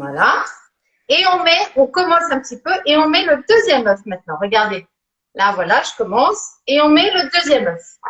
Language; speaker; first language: French; native; French